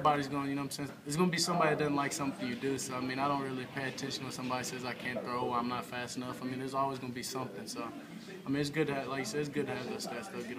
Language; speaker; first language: English; native; English